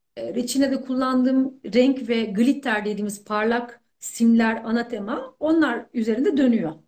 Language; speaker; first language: Turkish; native; Turkish